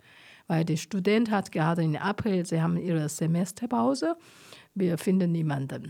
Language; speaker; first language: German; non-native, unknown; Chinese